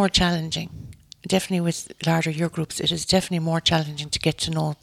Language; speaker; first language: English; native; English